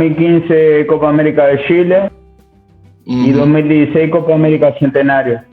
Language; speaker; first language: Portuguese; non-native, learner; Spanish